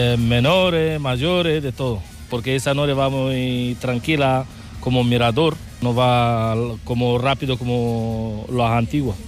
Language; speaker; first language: Spanish; non-native, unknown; Romanian